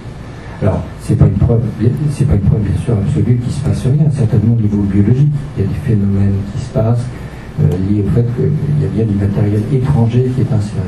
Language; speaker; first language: French; native; French